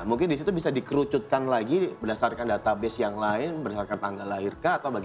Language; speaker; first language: Indonesian; native; Indonesian